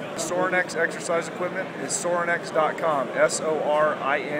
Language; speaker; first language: English; native; English